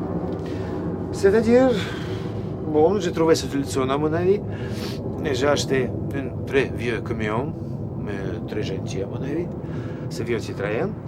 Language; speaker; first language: French; non-native, learner; Russian